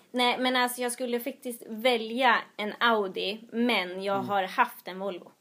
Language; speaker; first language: Swedish; native; Swedish